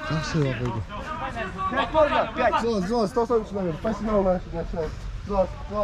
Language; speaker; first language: Russian; non-native, local second language; Kyrgyz